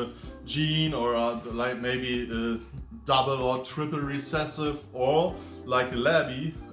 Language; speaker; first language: English; non-native, fluent; German